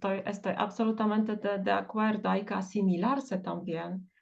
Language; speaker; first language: Spanish; non-native, fluent; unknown